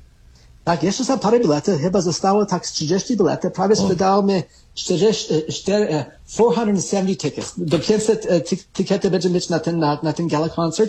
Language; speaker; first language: Polish; early bilingual, heritage; Polish